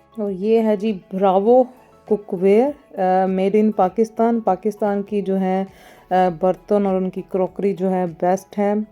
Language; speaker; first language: Urdu; non-native, local second language; Punjabi